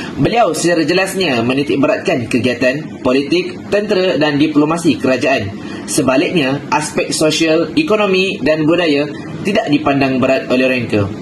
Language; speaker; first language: Malay; native; Malay